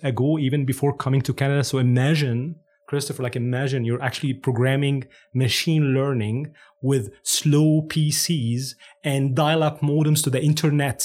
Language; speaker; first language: English; non-native, fluent; Arabic